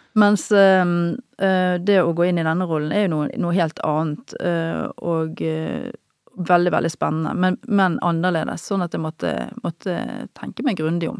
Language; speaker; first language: Norwegian; native; Norwegian